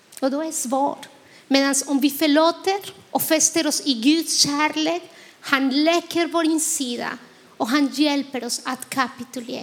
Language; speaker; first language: Swedish; non-native, fluent; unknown